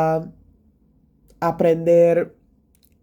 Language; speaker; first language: Spanish; non-native, learner; English